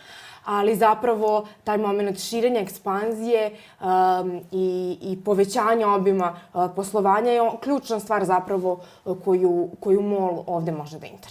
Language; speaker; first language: Serbian; native; Serbian